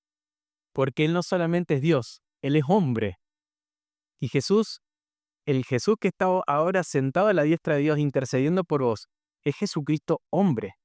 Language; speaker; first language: Spanish; native; Spanish